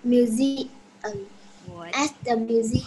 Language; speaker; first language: English; non-native, learner; Vietnamese